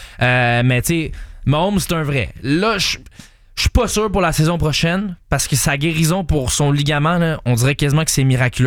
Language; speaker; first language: French; native; French